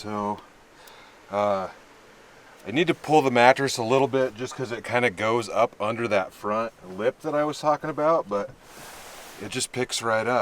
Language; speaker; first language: English; native; English